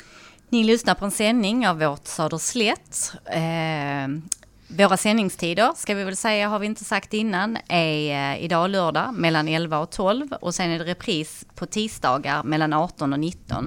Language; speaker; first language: Swedish; native; Swedish